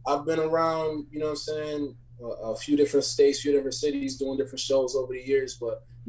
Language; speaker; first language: English; native; English